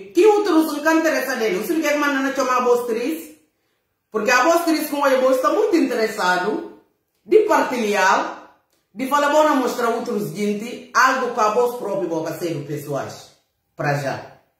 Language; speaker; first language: Portuguese; non-native, local second language; Upper Guinea Crioulo